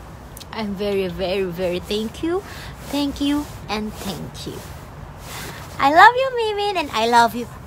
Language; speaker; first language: English; non-native, local second language; Filipino